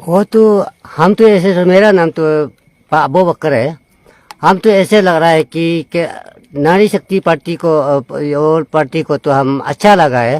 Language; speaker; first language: Hindi; non-native, local second language; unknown